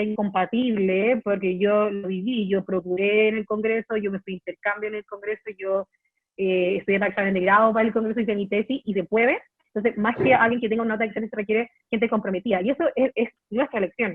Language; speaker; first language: Spanish; native; Spanish